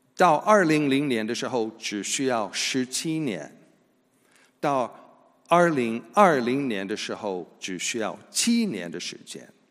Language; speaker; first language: Chinese; non-native, fluent; English